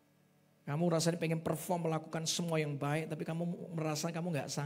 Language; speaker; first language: Indonesian; native; Indonesian